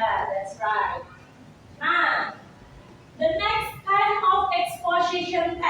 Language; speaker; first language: English; non-native, learner; Indonesian